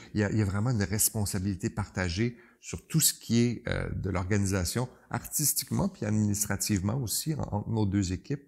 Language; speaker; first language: French; native; French